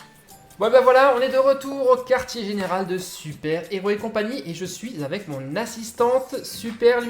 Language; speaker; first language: French; native; French